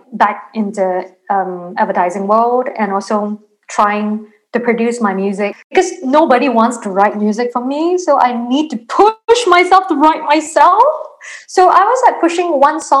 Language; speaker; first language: English; non-native, local second language; Chinese